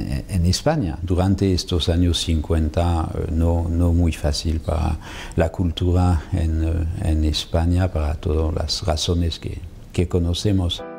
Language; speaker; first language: Spanish; non-native, fluent; French